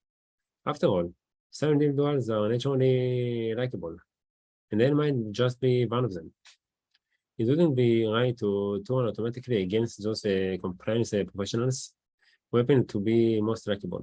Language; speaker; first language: English; non-native, learner; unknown